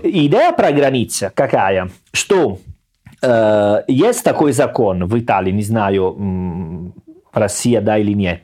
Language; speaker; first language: Russian; non-native, learner; Italian